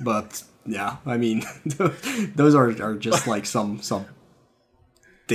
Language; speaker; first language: English; non-native, fluent; Dutch